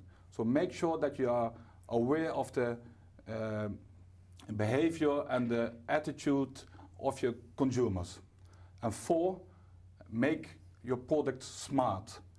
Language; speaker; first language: English; non-native, fluent; Dutch